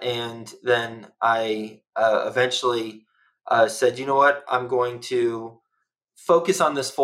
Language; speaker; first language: English; native; English